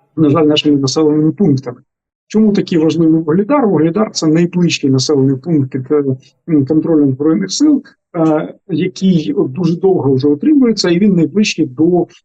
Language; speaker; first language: Ukrainian; native; Ukrainian